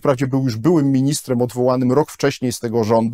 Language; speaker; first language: Polish; native; Polish